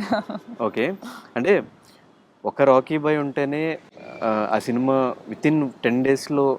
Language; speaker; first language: Telugu; native; Telugu